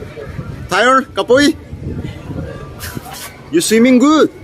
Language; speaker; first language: English; non-native, learner; Korean